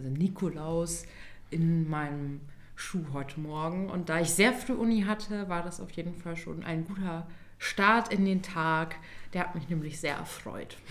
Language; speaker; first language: German; native; German